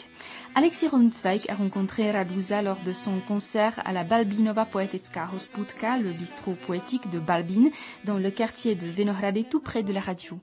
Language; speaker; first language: French; native; French